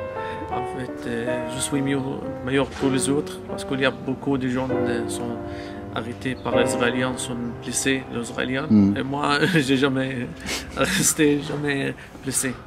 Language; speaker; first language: French; non-native, fluent; Arabic